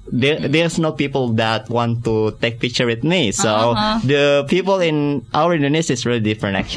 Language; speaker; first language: English; non-native, learner; Indonesian